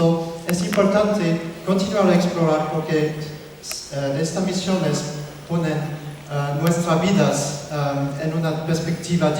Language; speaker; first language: Spanish; non-native, learner; French